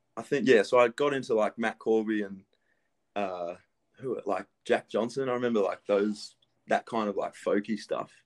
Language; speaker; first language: English; early bilingual, other home language; Greek